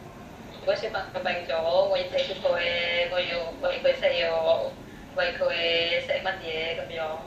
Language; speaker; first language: Cantonese; non-native, learner; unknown